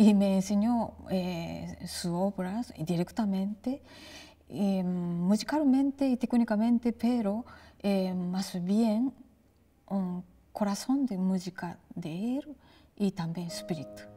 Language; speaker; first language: Spanish; non-native, learner; Japanese